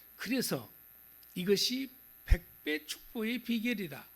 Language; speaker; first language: Korean; native; Korean